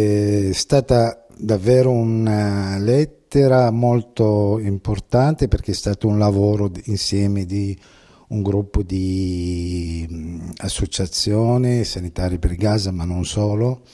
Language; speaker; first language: Italian; non-native, fluent; Arabic